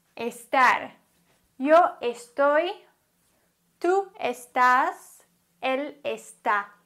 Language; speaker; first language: Spanish; non-native, fluent; German